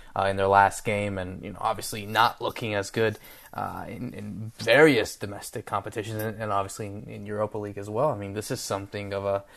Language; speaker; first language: English; early bilingual, other home language; Spanish